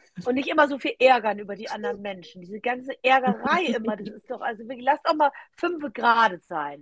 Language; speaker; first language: German; native; German